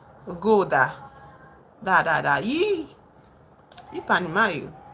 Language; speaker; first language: Russian; non-native, learner; English